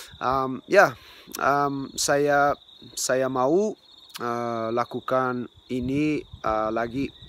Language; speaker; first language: Malay; non-native, learner; English